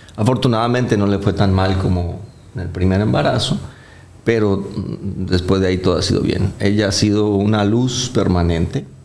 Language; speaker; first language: Spanish; native; Spanish